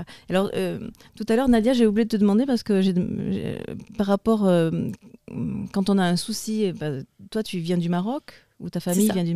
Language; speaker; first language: French; native; French